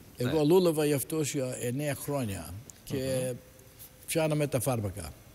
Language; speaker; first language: Greek; early bilingual, heritage; Greek